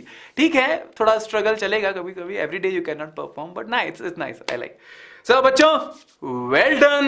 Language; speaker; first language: English; non-native, local second language; Hindi